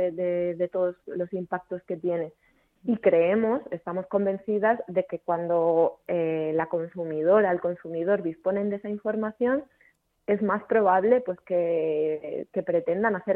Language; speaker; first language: Spanish; native; Spanish